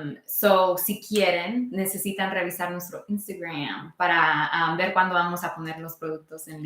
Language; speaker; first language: Spanish; early bilingual, heritage; Spanish